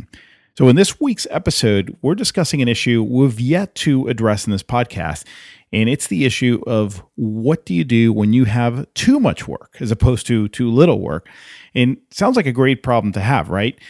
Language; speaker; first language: English; native; English